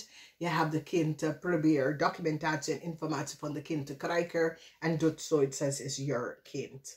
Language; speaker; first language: Dutch; non-native, fluent; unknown